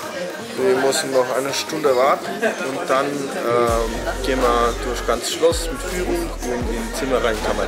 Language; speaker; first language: German; non-native, learner; Russian